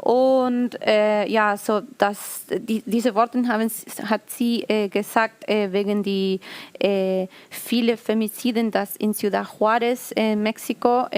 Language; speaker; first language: German; non-native, learner; Spanish